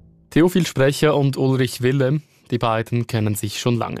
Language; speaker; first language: German; native; German